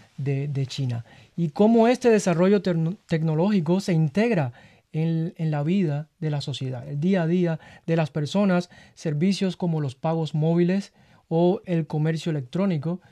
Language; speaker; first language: Spanish; native; Spanish